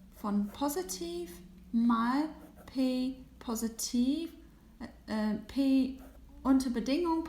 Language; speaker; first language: German; non-native, fluent; English